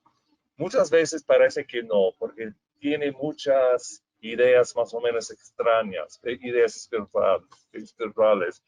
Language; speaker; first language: Spanish; non-native, fluent; English